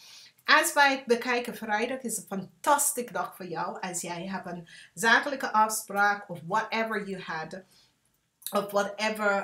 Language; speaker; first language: Dutch; non-native, learner; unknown